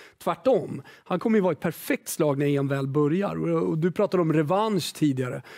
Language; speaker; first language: Swedish; native; Swedish